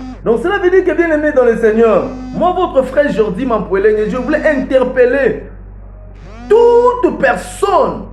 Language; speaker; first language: French; non-native, local second language; Lingala